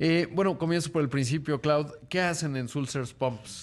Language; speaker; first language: Spanish; native; Spanish